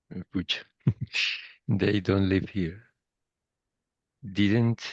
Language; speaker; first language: English; non-native, learner; Spanish